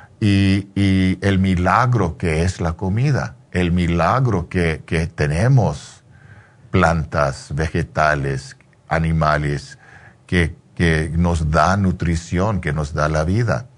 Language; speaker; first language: Spanish; early bilingual, heritage; English